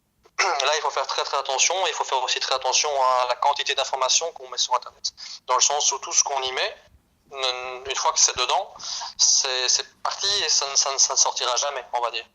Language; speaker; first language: French; native; French